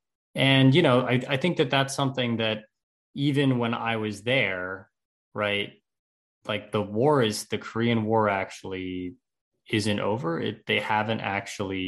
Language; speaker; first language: English; native; English